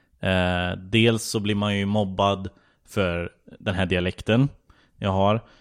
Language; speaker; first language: Swedish; native; Swedish